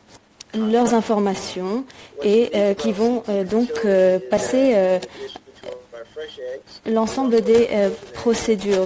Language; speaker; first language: French; native; French